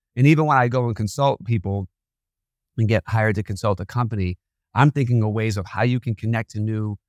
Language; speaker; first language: English; native; English